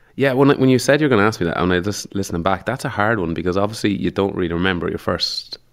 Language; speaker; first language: English; native; English